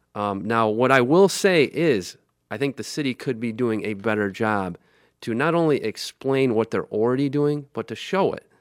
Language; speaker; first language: English; native; English